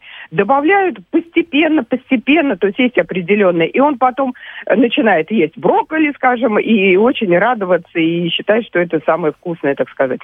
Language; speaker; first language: Russian; native; Russian